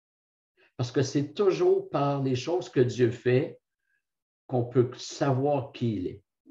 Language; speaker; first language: French; native; French